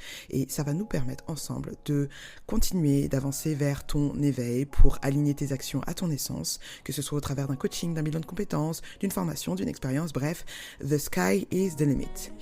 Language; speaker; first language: French; native; French